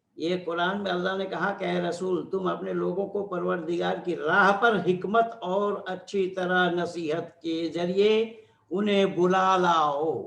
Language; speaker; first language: Hindi; non-native, local second language; Bangla